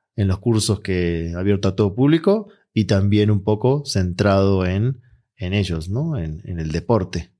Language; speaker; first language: Spanish; native; Spanish